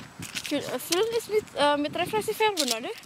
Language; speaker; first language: German; non-native, learner; Indonesian